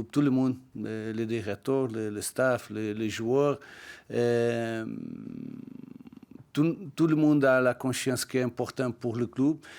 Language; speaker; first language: French; non-native, learner; Portuguese